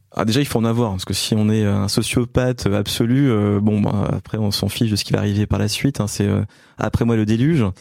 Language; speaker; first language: French; native; French